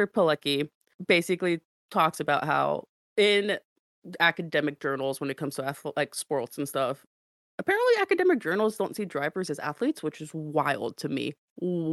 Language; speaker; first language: English; native; English